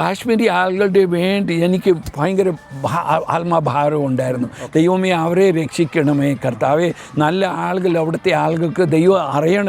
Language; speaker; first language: Malayalam; early bilingual, heritage; Malayalam